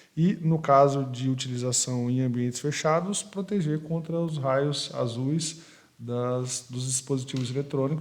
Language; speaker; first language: Portuguese; native; Portuguese